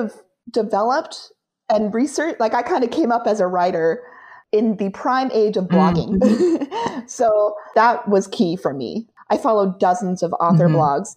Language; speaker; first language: English; native; English